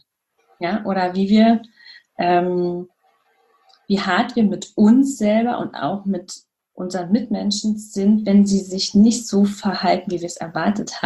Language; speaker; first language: German; native; German